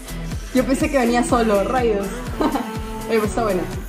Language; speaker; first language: Spanish; native; Spanish